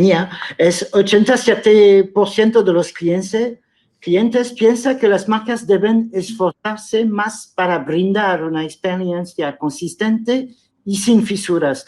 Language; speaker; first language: Spanish; non-native, fluent; French